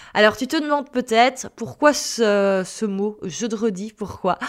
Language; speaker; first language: French; native; French